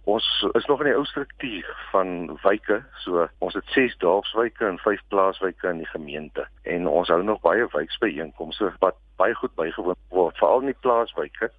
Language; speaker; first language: Afrikaans; native; Afrikaans